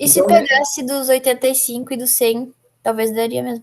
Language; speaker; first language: Portuguese; native; Portuguese